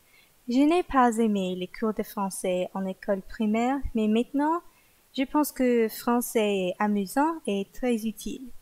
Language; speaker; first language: French; non-native, learner; English